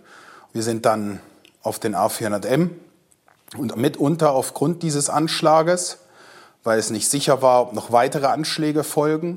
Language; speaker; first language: German; native; German